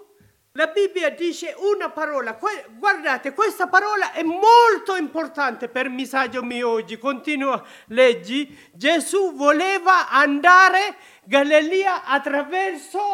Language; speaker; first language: Italian; non-native, learner; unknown